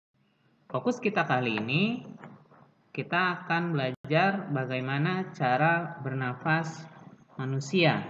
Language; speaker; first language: Indonesian; native; Indonesian